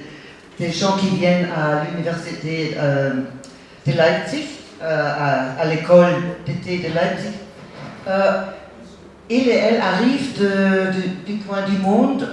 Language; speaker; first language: French; non-native, fluent; German